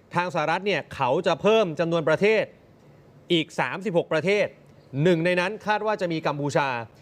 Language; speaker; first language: Thai; native; Thai